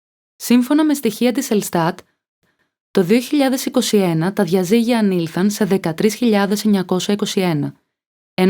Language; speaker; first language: Greek; native; Greek